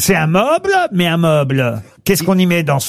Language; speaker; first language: French; native; French